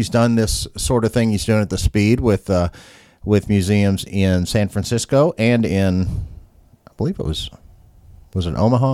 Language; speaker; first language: English; native; English